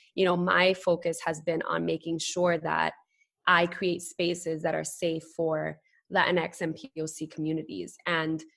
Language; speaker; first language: English; native; English